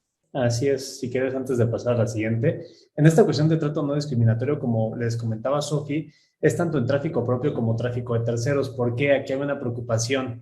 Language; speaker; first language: Spanish; native; Spanish